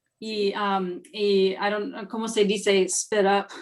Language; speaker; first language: Spanish; non-native, learner; English